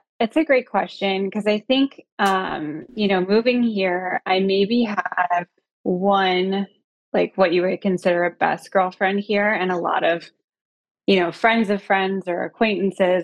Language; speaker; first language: English; native; English